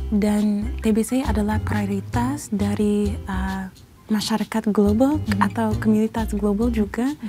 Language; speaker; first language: Indonesian; non-native, fluent; English